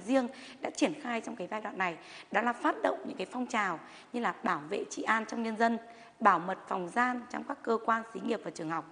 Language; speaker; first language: Vietnamese; native; Vietnamese